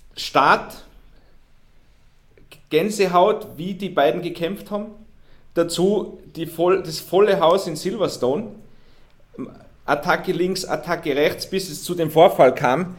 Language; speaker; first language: German; native; German